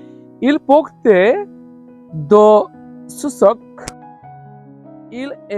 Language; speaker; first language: French; non-native, learner; Bangla